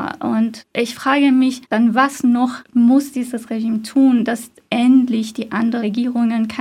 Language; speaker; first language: German; non-native, fluent; Persian